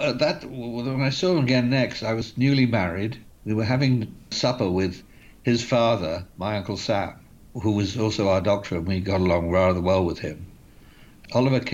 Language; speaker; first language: English; native; English